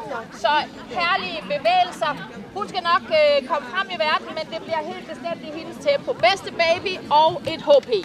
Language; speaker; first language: Danish; native; Danish